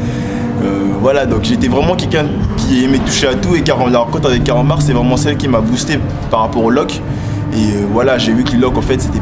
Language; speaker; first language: French; native; French